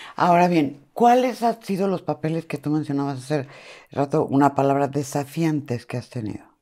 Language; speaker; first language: Spanish; native; Spanish